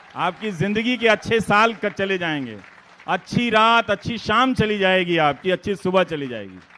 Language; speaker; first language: Hindi; native; Hindi